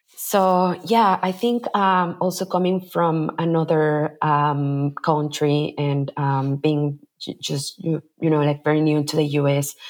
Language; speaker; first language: English; non-native, fluent; Spanish